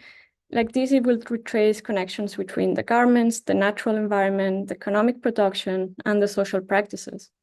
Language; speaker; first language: English; non-native, fluent; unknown